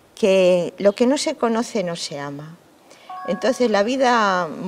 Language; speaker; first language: Spanish; native; Spanish